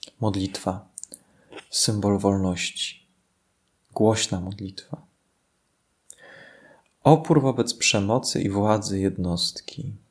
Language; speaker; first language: Polish; native; Polish